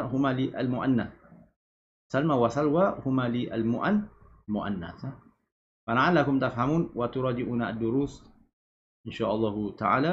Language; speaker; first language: Arabic; non-native, fluent; Malay